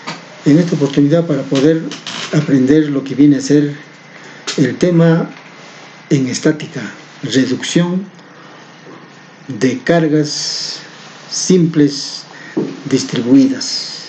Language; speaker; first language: Spanish; native; Spanish